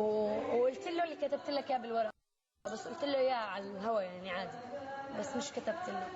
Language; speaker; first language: Arabic; native; Arabic